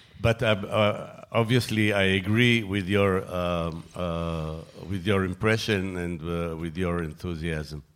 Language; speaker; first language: English; non-native, fluent; Hebrew